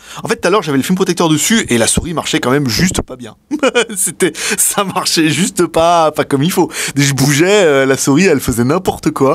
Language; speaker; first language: French; native; French